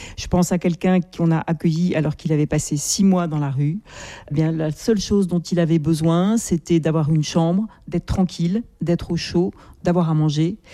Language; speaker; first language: French; native; French